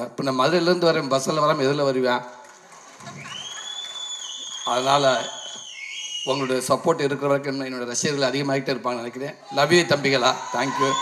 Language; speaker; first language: Tamil; native; Tamil